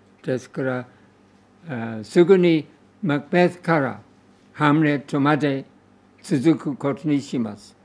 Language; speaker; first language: Japanese; non-native, fluent; English